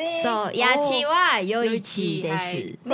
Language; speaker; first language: Japanese; non-native, learner; Chinese